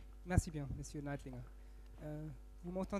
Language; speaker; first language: French; non-native, fluent; German